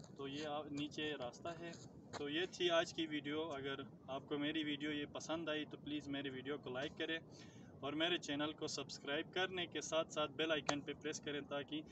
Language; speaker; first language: Urdu; non-native, local second language; Shina